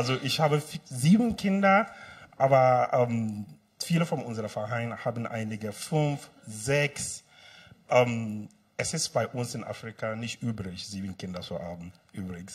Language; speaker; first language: German; non-native, fluent; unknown